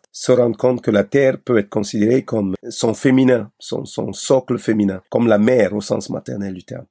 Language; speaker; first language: French; non-native, local second language; Basaa